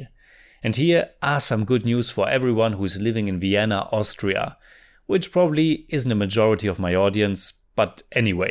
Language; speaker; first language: English; non-native, fluent; German